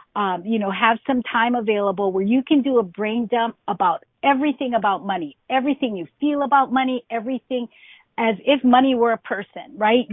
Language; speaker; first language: English; native; English